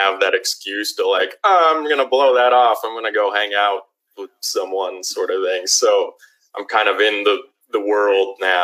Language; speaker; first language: English; native; English